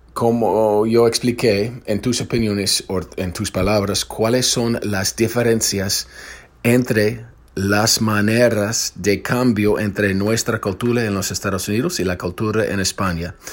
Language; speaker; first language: Spanish; non-native, fluent; English